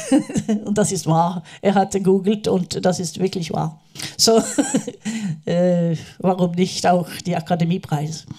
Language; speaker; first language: German; non-native, learner; Norwegian